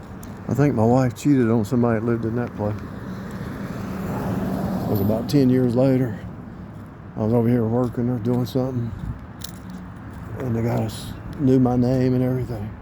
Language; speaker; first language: English; native; English